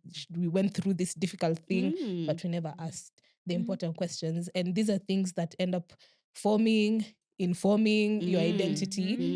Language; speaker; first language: English; non-native, local second language; Swahili